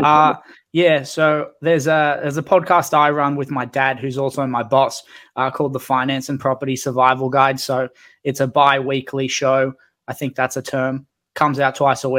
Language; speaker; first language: English; native; English